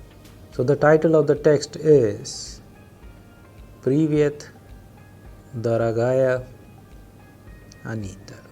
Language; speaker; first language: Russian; non-native, fluent; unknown